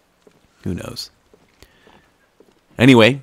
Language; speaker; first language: English; native; English